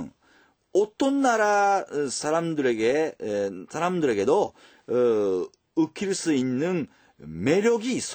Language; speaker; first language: Korean; non-native, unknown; Japanese